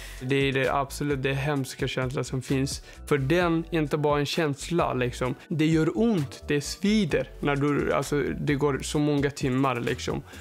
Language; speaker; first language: Swedish; non-native, fluent; Persian